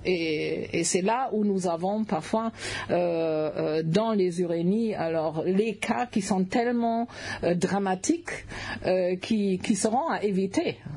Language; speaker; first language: French; non-native, fluent; German